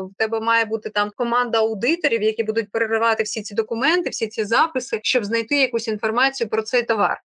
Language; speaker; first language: Ukrainian; non-native, local second language; Russian